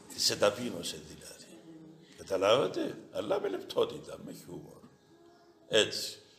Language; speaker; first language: Greek; native; Greek